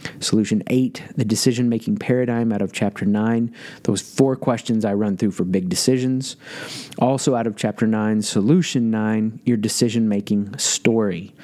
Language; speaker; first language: English; native; English